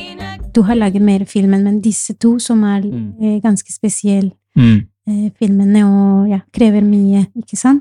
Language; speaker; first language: Norwegian; non-native, fluent; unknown